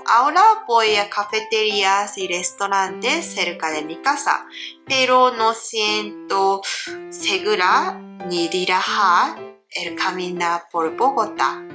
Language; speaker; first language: Spanish; non-native, learner; Japanese